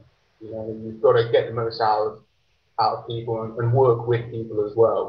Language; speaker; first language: English; native; English